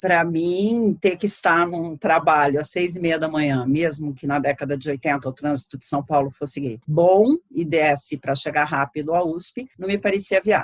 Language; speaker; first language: Portuguese; native; Portuguese